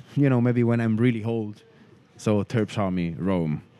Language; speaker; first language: English; non-native, learner; Italian